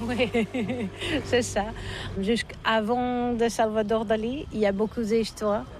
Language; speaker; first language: French; non-native, learner; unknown